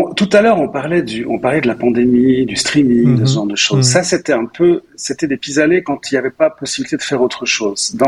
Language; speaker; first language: French; native; French